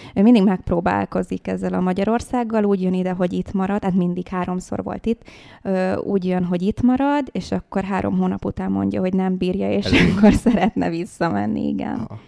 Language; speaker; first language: Hungarian; native; Hungarian